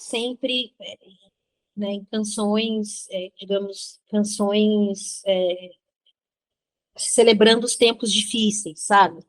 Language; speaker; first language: Portuguese; native; Portuguese